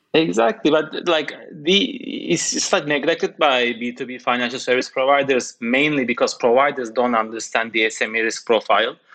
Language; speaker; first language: English; non-native, fluent; Turkish